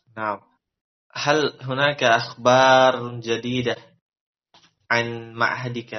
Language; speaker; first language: Arabic; non-native, fluent; Indonesian